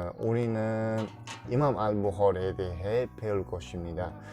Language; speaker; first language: Korean; non-native, learner; Uzbek